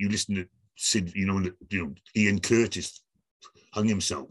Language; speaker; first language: English; native; English